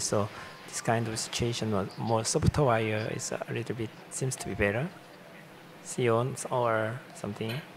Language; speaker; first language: English; non-native, fluent; Korean